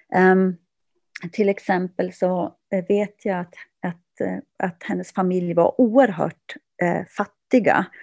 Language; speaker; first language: Swedish; native; Swedish